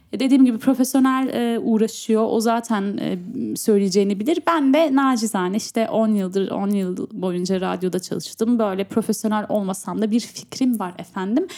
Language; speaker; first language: Turkish; native; Turkish